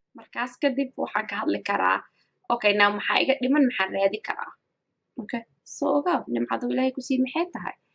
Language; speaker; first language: Somali; early bilingual, heritage; Somali